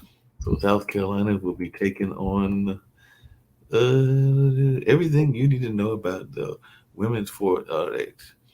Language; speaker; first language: English; native; English